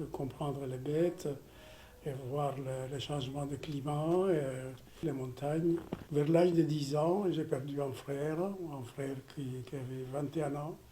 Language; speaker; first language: French; non-native, fluent; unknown